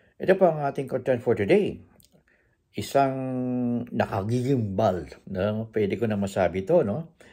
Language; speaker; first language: Filipino; native; Filipino